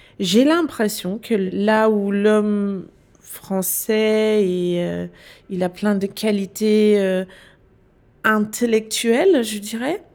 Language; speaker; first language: French; non-native, fluent; Danish